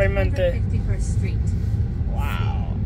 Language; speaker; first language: Spanish; early bilingual, heritage; Spanish